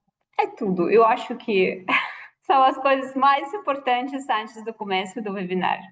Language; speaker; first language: Portuguese; non-native, fluent; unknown